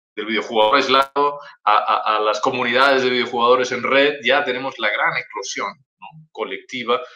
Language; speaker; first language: Spanish; native; Spanish